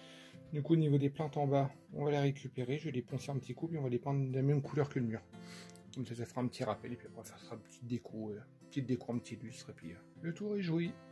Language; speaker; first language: French; native; French